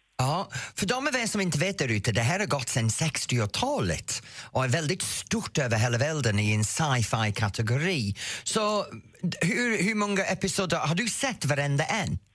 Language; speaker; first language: Swedish; non-native, fluent; English